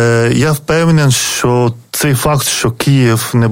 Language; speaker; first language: Ukrainian; non-native, fluent; Lithuanian